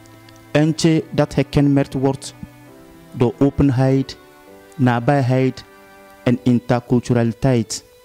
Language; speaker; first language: Dutch; non-native, fluent; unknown